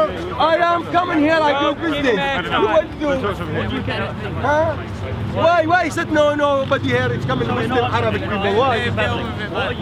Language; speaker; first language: English; non-native, learner; Arabic